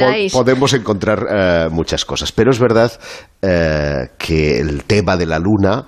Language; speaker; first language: Spanish; native; Spanish